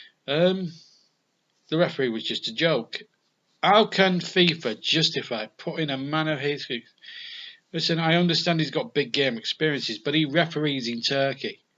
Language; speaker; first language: English; native; English